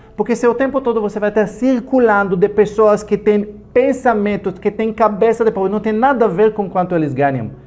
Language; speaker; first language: Portuguese; non-native, fluent; Hebrew